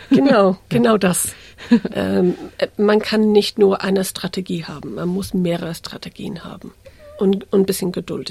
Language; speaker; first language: German; non-native, fluent; English